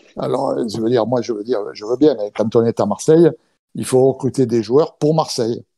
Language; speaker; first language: French; native; French